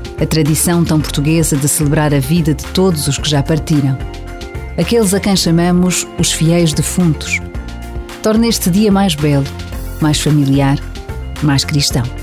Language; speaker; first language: Portuguese; native; Portuguese